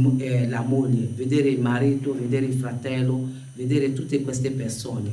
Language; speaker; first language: Italian; non-native, fluent; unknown